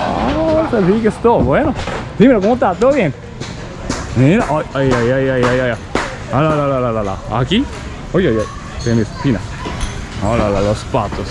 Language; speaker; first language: Spanish; non-native, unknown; Japanese